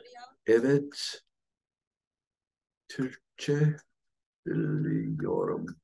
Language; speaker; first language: Turkish; non-native, learner; English